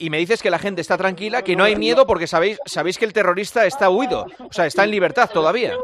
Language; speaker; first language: Spanish; native; Spanish